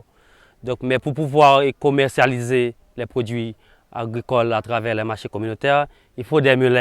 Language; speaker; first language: French; non-native, local second language; Haitian Creole